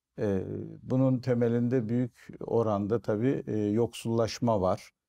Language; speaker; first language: Turkish; native; Turkish